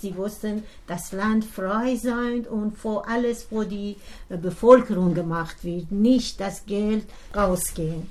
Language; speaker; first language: German; non-native, learner; Persian